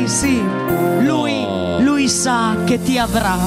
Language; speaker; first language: Italian; native; Italian